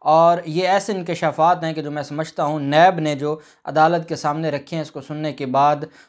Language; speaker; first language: Urdu; non-native, local second language; Punjabi